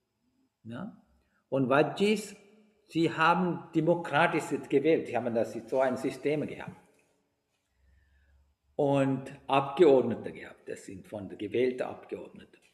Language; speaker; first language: German; non-native, fluent; Sinhala